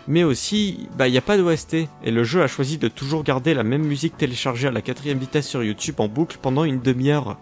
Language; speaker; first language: French; native; French